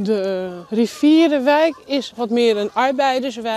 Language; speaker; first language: Dutch; native; Dutch